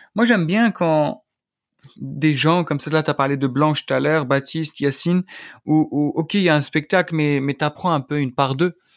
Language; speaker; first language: French; non-native, local second language; Arabic